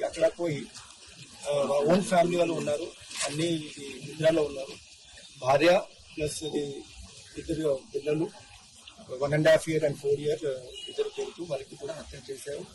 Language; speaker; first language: Telugu; non-native, local second language; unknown